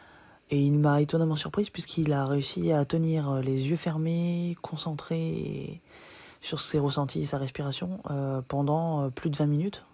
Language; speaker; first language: French; native; French